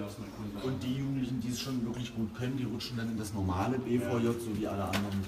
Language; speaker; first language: German; native; German